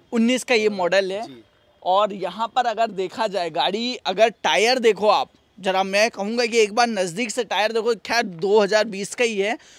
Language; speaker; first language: Hindi; native; Hindi